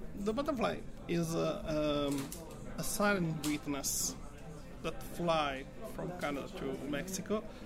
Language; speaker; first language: English; non-native, learner; Italian